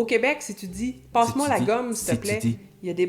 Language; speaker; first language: French; native; French